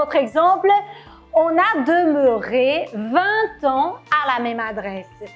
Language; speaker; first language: French; non-native, fluent; Portuguese